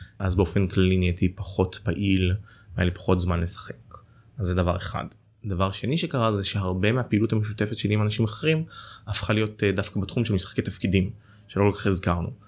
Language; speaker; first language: Hebrew; native; Hebrew